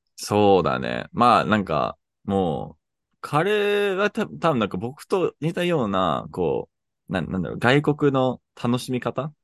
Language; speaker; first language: Japanese; non-native, fluent; English